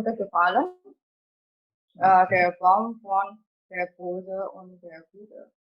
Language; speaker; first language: German; non-native, fluent; Indonesian